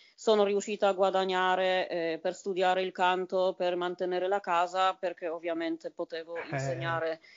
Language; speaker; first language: Italian; non-native, fluent; Polish